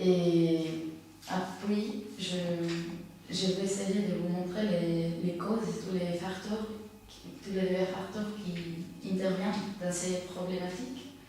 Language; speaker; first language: French; non-native, fluent; Spanish